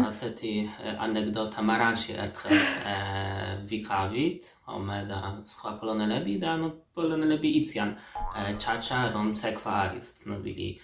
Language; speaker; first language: Georgian; non-native, learner; Polish